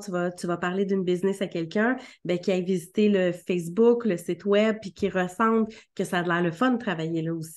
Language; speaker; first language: French; native; French